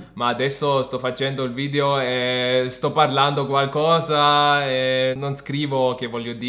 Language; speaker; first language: Italian; non-native, fluent; German